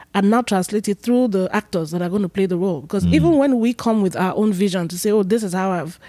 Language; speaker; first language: English; non-native, local second language; Igbo